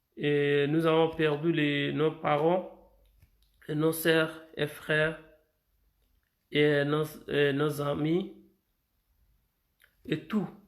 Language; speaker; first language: French; non-native, fluent; Arabic